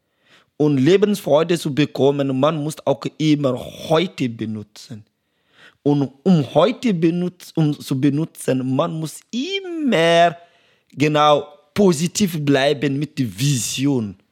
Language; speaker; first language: German; non-native, learner; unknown